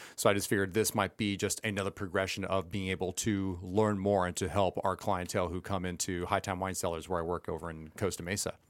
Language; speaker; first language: English; early bilingual, other home language; Spanish